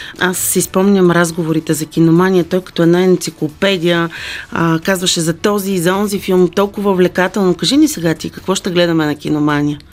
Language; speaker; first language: Bulgarian; native; Bulgarian